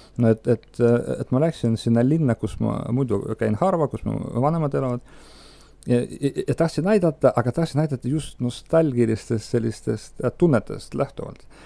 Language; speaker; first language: Estonian; non-native, local second language; Russian